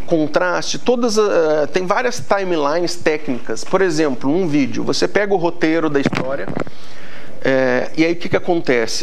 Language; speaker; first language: Portuguese; native; Portuguese